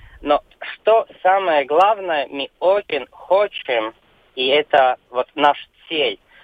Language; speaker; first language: Russian; non-native, local second language; Latvian